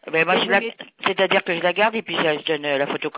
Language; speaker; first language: French; native; French